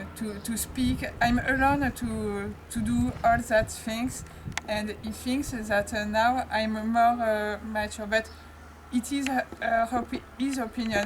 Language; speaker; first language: English; non-native, learner; French